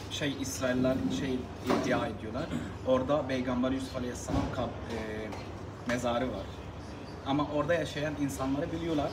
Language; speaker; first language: Turkish; non-native, learner; Arabic